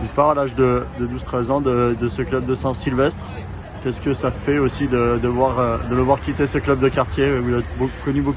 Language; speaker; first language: French; native; French